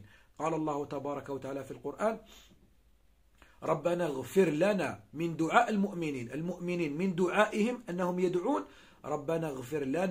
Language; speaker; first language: Arabic; native; Arabic